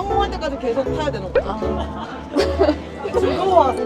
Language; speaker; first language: Korean; native; Korean